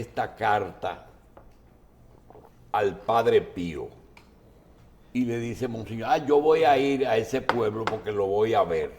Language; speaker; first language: Spanish; native; Spanish